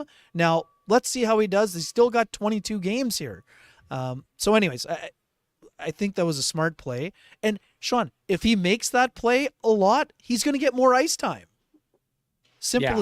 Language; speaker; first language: English; native; English